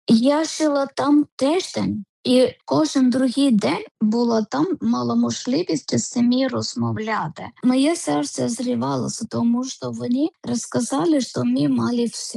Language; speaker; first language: Ukrainian; non-native, learner; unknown